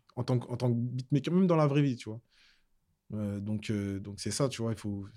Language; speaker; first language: French; native; French